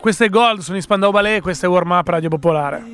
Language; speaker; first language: Italian; native; Italian